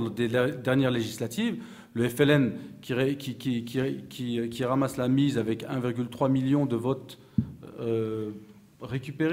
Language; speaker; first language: French; native; French